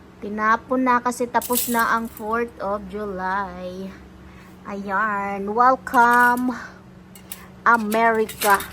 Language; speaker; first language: Filipino; native; Filipino